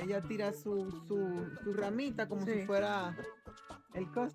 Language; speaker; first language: Spanish; native; Spanish